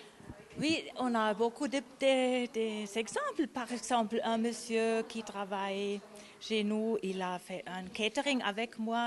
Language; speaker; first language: French; non-native, local second language; German